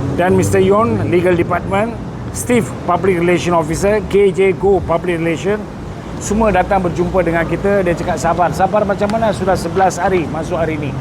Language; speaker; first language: Malay; non-native, local second language; Tamil